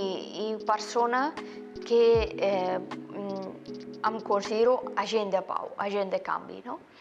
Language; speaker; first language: Catalan; non-native, fluent; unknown